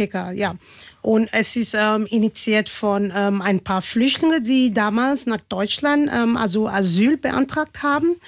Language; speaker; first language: German; non-native, fluent; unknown